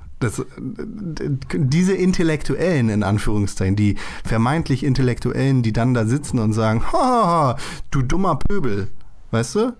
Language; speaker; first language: German; native; German